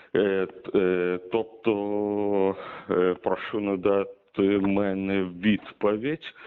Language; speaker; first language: Ukrainian; non-native, learner; Russian